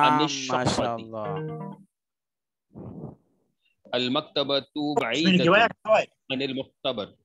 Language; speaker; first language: Arabic; non-native, learner; Urdu